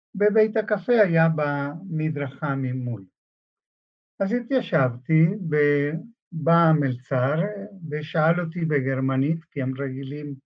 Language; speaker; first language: Hebrew; non-native, fluent; Spanish